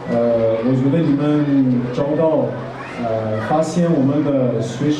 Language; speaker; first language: Chinese; non-native, fluent; Malagasy